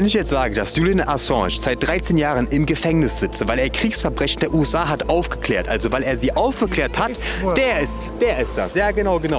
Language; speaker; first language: German; native; German